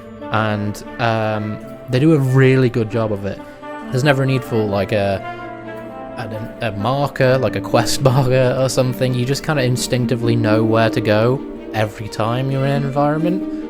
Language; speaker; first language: English; native; English